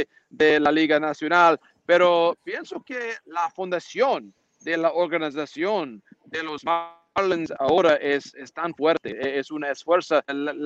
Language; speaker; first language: Spanish; non-native, learner; English